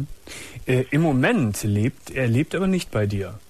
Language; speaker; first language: German; native; German